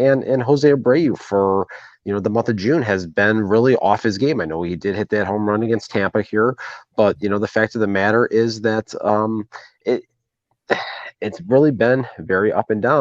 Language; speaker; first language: English; native; English